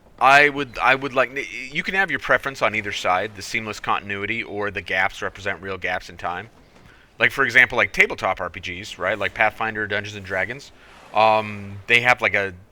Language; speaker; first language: English; native; English